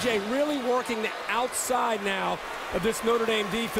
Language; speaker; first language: English; native; English